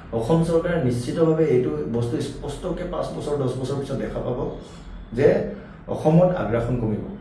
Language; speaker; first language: Assamese; non-native, local second language; Mising